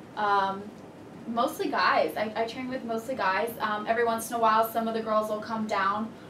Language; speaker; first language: English; native; English